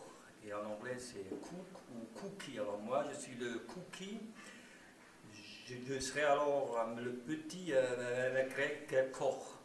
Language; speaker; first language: French; non-native, local second language; German